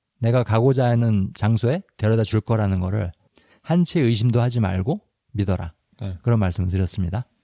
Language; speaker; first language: Korean; native; Korean